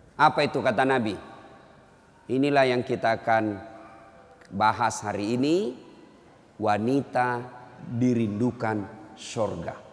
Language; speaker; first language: Indonesian; native; Indonesian